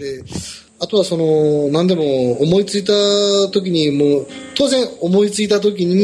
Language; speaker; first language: Japanese; native; Japanese